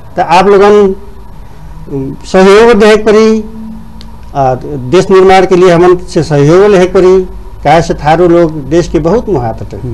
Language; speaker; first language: Bhojpuri; non-native, local second language; Rana Tharu